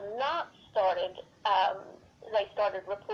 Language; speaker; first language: English; native; English